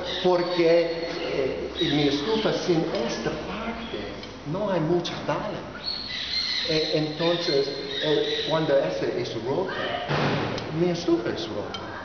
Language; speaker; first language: Spanish; non-native, learner; English